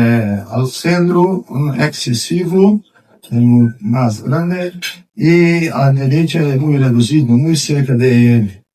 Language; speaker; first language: Spanish; non-native, fluent; Portuguese